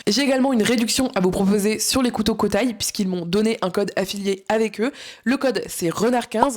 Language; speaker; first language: French; native; French